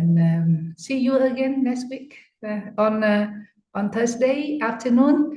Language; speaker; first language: English; non-native, fluent; Vietnamese